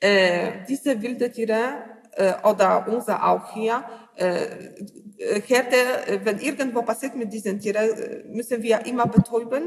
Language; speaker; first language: German; non-native, learner; Polish